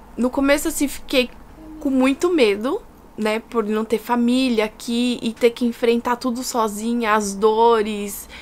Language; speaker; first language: Portuguese; native; Portuguese